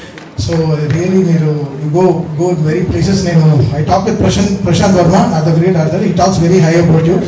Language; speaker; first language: Telugu; native; Telugu